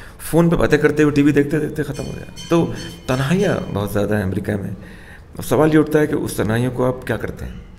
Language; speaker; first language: Hindi; non-native, local second language; Urdu